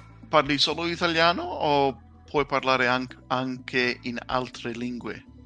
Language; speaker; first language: Italian; early bilingual, heritage; Italian